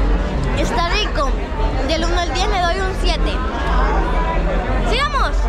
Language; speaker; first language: Spanish; native; Spanish